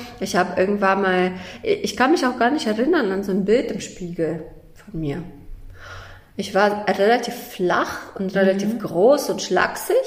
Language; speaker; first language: German; early bilingual, other home language; Russian